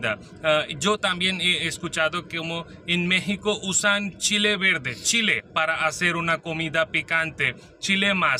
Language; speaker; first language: Spanish; non-native, learner; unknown